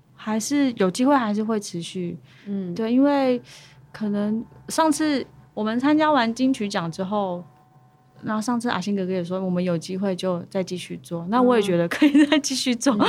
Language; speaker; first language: Chinese; native; Chinese